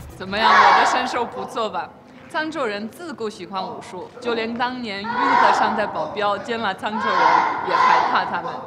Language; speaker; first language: Chinese; non-native, fluent; Polish